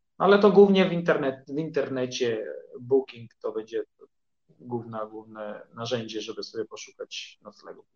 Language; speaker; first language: Polish; early bilingual, heritage; Polish